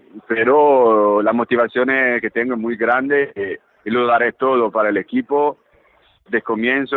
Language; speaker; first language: Spanish; early bilingual, heritage; Italian